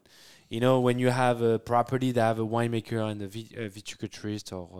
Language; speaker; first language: English; non-native, fluent; French